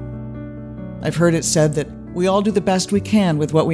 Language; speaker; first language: English; native; English